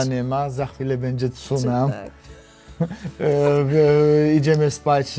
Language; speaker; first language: Polish; non-native, learner; Georgian